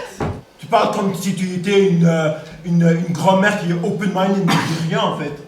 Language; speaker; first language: French; native; French